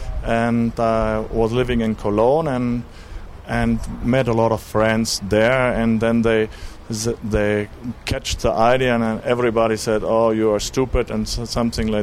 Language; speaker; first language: English; non-native, learner; German